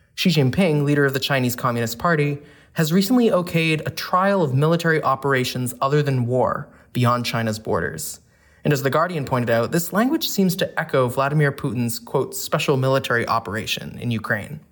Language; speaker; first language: English; native; English